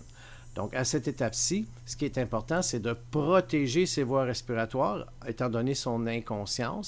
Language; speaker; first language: French; native; French